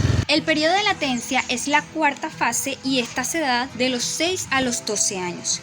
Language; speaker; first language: Spanish; native; Spanish